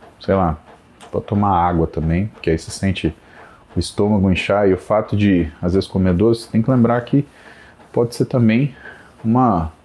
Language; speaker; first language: Portuguese; native; Portuguese